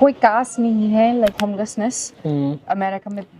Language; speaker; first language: Hindi; non-native, learner; English